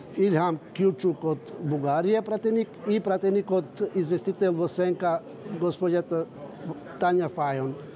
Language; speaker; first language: Macedonian; non-native, local second language; Albanian